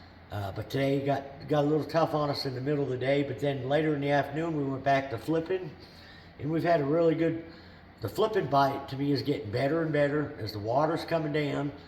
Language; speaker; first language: English; native; English